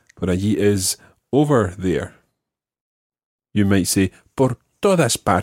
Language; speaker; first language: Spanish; non-native, fluent; English